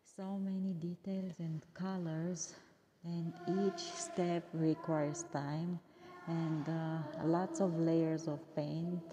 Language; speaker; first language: English; non-native, fluent; Romanian